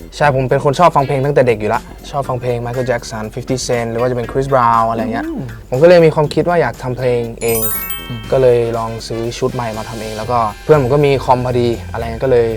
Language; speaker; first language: Thai; native; Thai